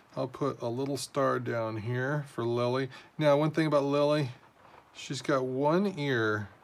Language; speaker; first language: English; native; English